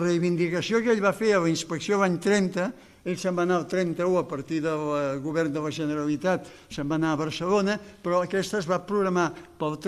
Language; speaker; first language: Catalan; native; Catalan